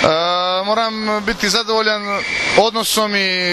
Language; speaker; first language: Croatian; native; Croatian